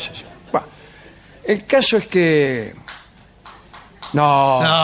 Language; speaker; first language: Spanish; native; Spanish